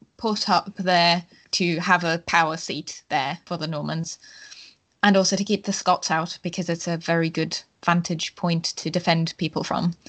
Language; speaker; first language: English; non-native, fluent; German